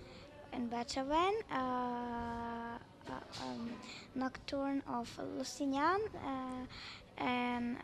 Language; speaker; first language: English; non-native, learner; Czech